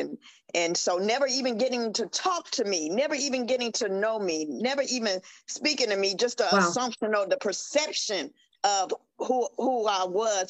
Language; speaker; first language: English; native; English